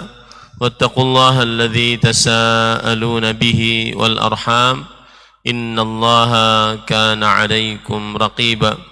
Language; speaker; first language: Arabic; non-native, fluent; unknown